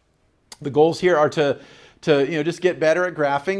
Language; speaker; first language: English; native; English